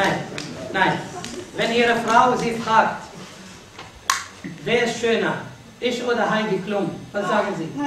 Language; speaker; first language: German; non-native, fluent; Arabic